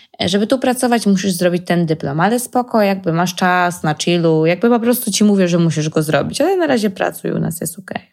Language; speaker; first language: Polish; early bilingual, heritage; Polish